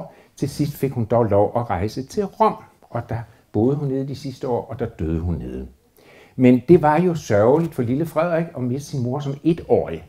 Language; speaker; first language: Danish; native; Danish